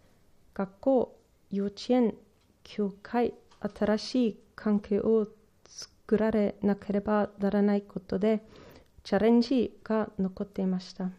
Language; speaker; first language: Japanese; non-native, learner; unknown